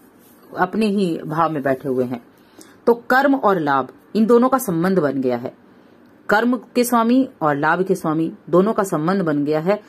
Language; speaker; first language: Hindi; native; Hindi